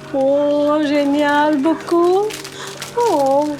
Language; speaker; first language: French; non-native, learner; Tamil